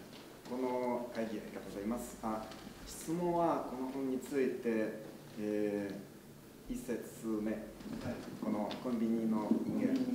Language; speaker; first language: Japanese; non-native, learner; Ukrainian